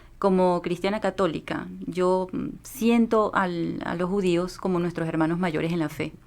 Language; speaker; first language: Spanish; native; Spanish